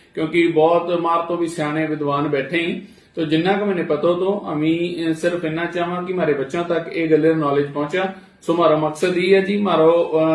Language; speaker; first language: Punjabi; non-native, local second language; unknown